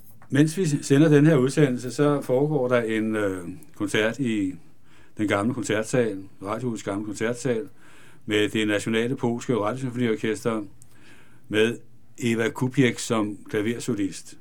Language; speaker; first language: Danish; native; Danish